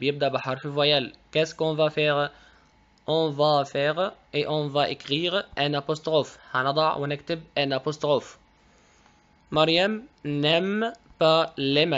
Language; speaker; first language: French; non-native, fluent; Arabic